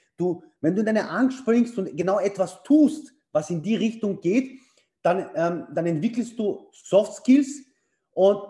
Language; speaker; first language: German; early bilingual, other home language; Bulgarian